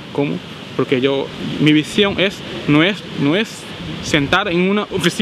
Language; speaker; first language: Spanish; non-native, fluent; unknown